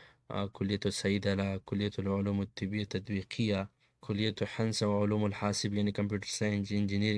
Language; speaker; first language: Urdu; non-native, local second language; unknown